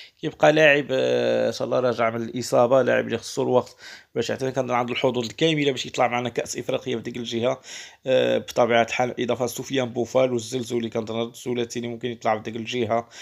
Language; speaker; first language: Arabic; native; Arabic